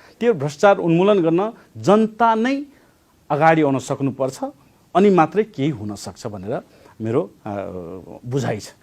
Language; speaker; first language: Nepali; non-native, local second language; Maithili